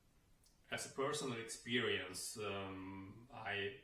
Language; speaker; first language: English; non-native, fluent; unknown